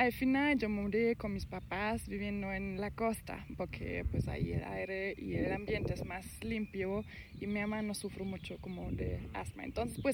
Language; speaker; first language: Spanish; non-native, fluent; German